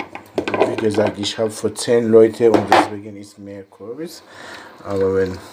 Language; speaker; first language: German; non-native, fluent; Persian